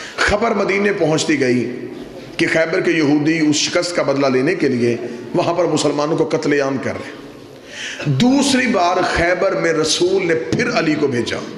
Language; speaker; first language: Urdu; non-native, local second language; Punjabi